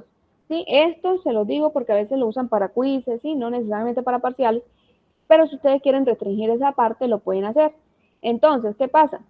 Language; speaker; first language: Spanish; native; Spanish